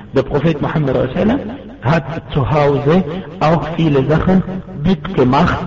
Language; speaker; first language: German; non-native, fluent; Arabic